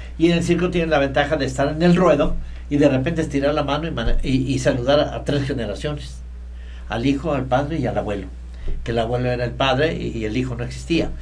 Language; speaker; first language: Spanish; native; Spanish